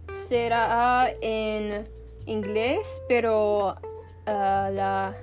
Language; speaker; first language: Spanish; non-native, learner; English